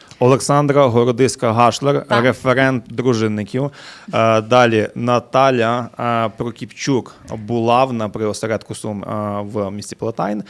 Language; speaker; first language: Ukrainian; native; Ukrainian